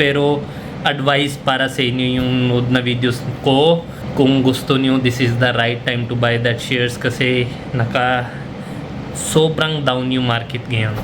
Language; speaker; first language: Filipino; non-native, learner; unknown